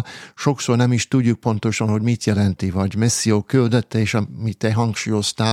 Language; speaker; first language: Hungarian; non-native, fluent; English